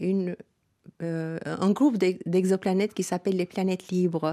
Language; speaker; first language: French; non-native, fluent; Albanian